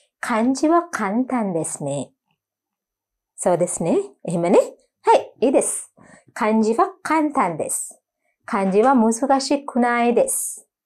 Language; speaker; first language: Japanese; non-native, learner; Sinhala